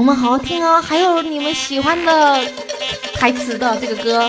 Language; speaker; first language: Chinese; native; Chinese